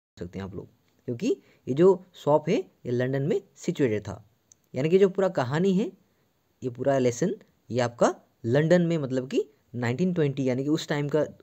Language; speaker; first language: Hindi; non-native, local second language; Assamese